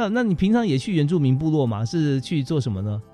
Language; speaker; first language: Chinese; native; Chinese